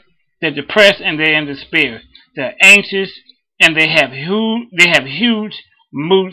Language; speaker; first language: English; native; English